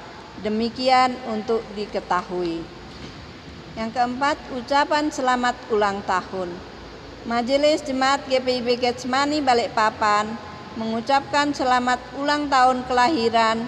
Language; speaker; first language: Indonesian; native; Indonesian